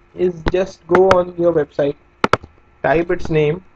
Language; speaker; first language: English; non-native, local second language; Hindi